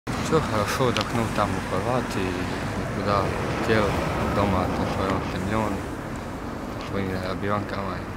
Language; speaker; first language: Russian; non-native, learner; Croatian